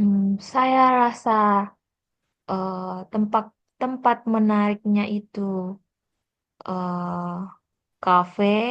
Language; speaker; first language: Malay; non-native, fluent; Korean